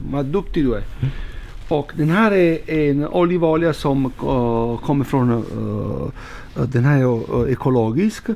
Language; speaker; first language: Swedish; non-native, fluent; Italian